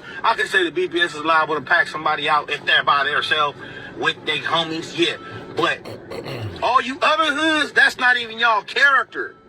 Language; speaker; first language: English; native; English